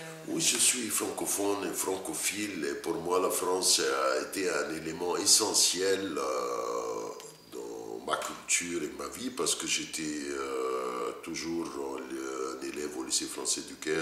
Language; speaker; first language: French; non-native, fluent; Arabic